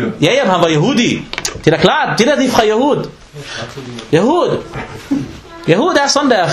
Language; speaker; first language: Danish; non-native, fluent; Arabic